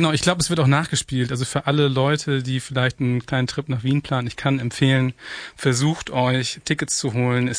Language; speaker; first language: German; native; German